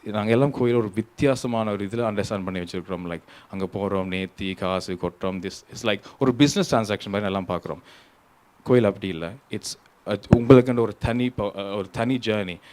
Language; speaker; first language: Tamil; early bilingual, heritage; Tamil